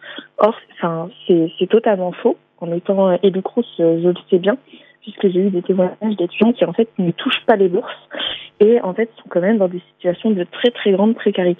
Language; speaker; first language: French; native; French